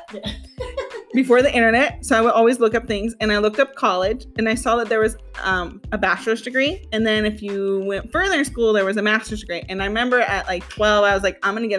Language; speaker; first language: English; native; English